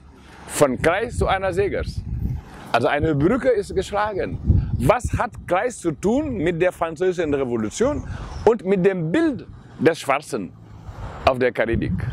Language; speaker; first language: German; non-native, fluent; Wolof